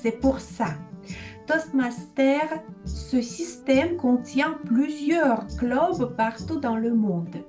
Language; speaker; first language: French; non-native, fluent; Russian